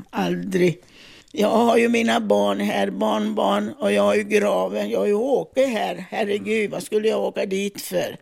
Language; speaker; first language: Swedish; non-native, fluent; Italian